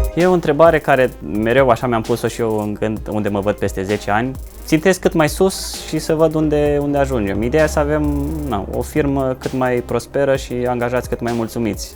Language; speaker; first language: Romanian; early bilingual, heritage; Romanian